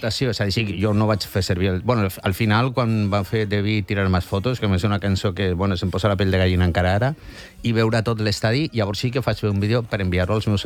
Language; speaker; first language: Catalan; non-native, local second language; Spanish